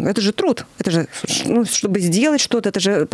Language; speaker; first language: Russian; native; Russian